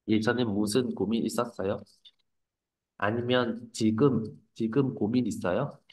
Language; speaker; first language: Korean; non-native, fluent; Vietnamese